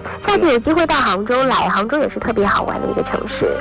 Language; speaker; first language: Chinese; native; Chinese